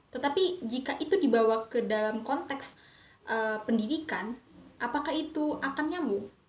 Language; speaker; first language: Indonesian; non-native, local second language; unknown